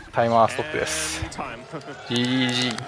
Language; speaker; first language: Japanese; native; Japanese